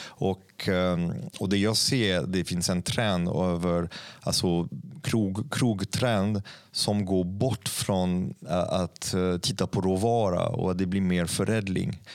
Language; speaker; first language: Swedish; non-native, fluent; French